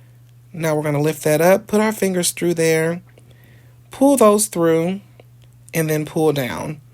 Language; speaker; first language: English; native; English